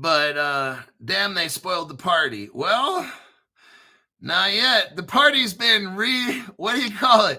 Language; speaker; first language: English; native; English